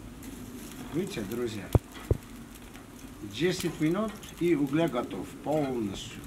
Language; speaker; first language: Russian; non-native, fluent; Armenian